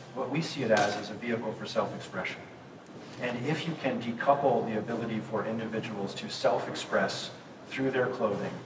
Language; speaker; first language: English; native; English